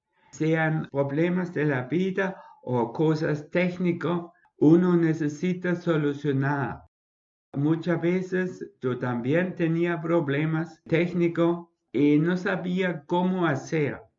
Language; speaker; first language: Spanish; non-native, fluent; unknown